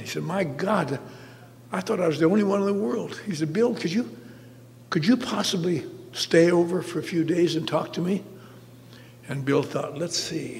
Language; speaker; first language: English; native; English